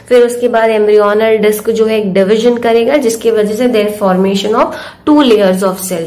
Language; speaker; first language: Hindi; native; Hindi